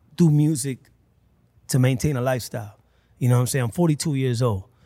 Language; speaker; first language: English; early bilingual, other home language; Spanish